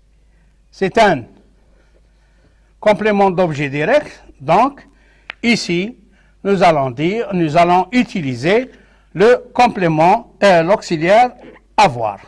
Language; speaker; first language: French; non-native, local second language; Arabic